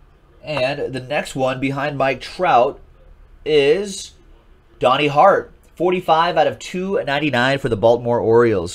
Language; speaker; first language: English; native; English